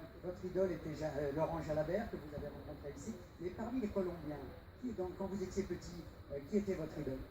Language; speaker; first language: French; native; French